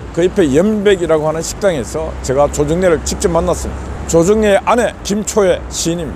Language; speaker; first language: Korean; native; Korean